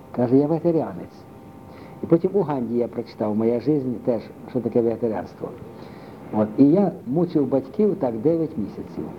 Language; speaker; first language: Ukrainian; native; Ukrainian